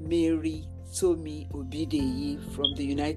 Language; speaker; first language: English; non-native, local second language; Yoruba